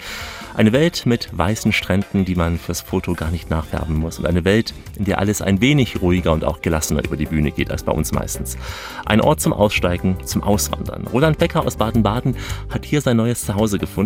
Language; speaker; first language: German; native; German